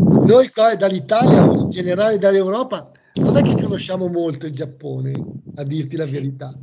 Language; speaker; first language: Italian; native; Italian